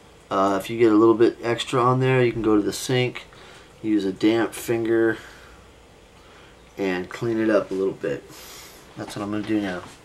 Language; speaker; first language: English; native; English